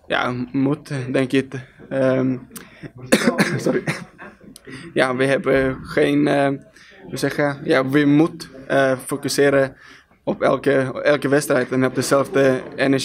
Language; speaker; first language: Dutch; non-native, learner; Swedish